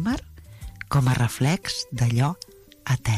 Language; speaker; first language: Catalan; native; Catalan